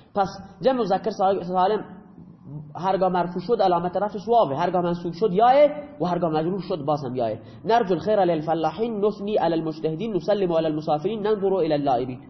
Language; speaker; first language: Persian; non-native, local second language; Baluchi